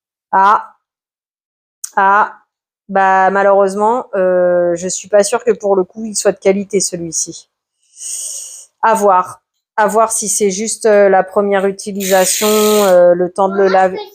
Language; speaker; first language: French; native; French